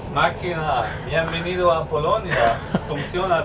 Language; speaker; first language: Spanish; non-native, fluent; Polish